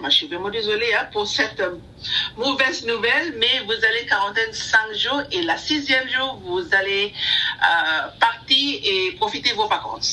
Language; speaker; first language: French; non-native, learner; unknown